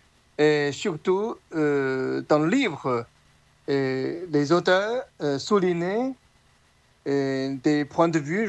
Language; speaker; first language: French; non-native, learner; Chinese